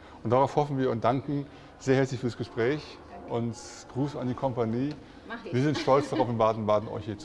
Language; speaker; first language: German; native; German